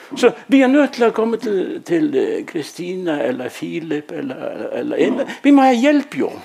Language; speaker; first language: Danish; native; Danish